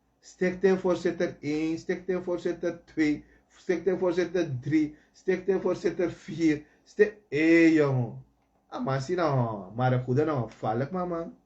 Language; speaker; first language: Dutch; native; Dutch